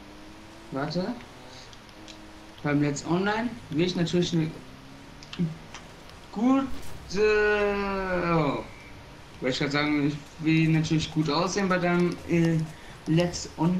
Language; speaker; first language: German; native; German